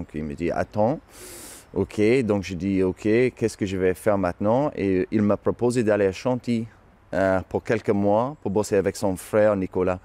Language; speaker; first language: French; non-native, fluent; English